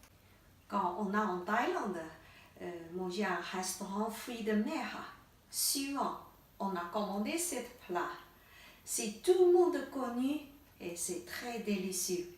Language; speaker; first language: French; non-native, learner; Thai